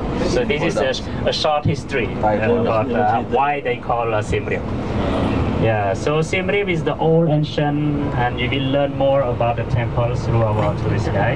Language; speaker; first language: English; non-native, local second language; Khmer